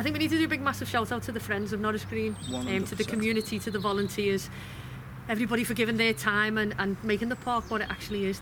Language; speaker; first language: English; native; English